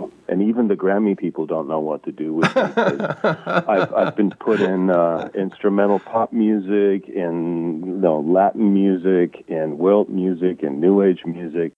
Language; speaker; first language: English; non-native, fluent; German